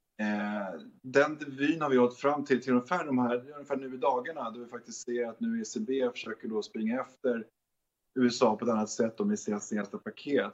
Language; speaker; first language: Swedish; native; Swedish